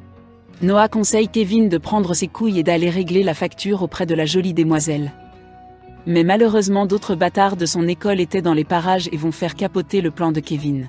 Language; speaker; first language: French; non-native, local second language; Haitian Creole